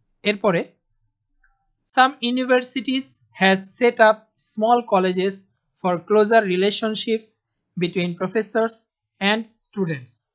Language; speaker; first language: English; non-native, local second language; Bangla